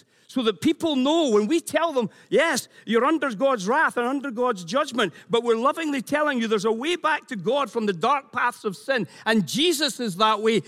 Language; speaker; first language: English; native; English